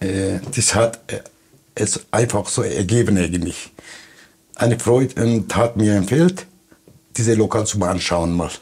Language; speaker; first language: German; non-native, local second language; Turkish